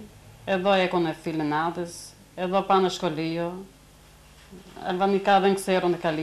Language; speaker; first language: Greek; non-native, learner; Albanian